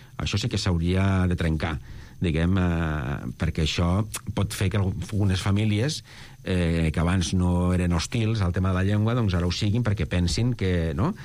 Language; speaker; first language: Catalan; native; Catalan